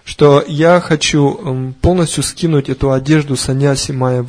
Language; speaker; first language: Russian; native; Russian